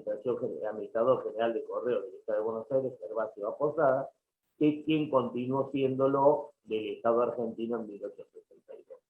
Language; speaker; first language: Spanish; native; Spanish